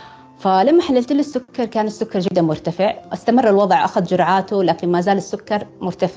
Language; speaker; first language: Arabic; native; Arabic